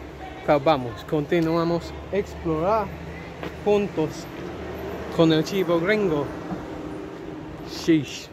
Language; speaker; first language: Spanish; non-native, learner; English